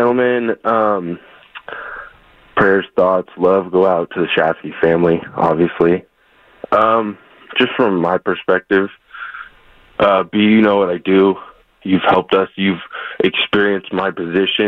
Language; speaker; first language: English; native; English